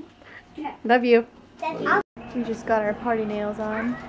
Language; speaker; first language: English; native; English